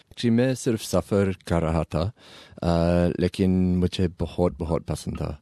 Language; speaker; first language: Urdu; non-native, learner; English